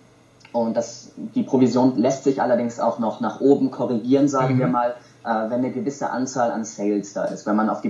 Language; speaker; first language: German; native; German